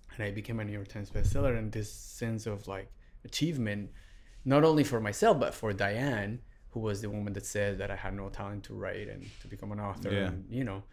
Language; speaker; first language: English; non-native, fluent; Spanish